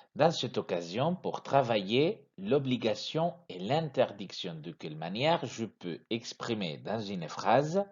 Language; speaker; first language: French; non-native, fluent; Spanish